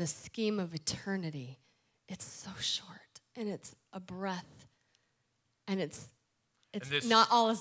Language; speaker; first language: English; native; English